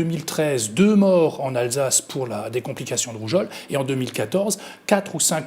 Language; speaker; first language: French; native; French